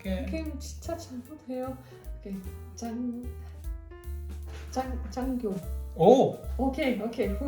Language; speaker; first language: Korean; non-native, learner; English